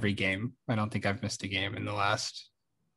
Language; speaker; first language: English; native; English